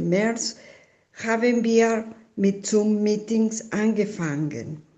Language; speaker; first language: German; non-native, fluent; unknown